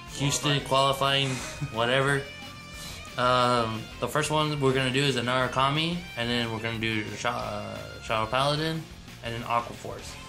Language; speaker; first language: English; native; English